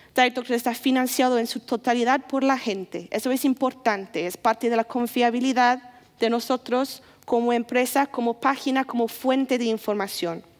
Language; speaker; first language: Spanish; non-native, fluent; English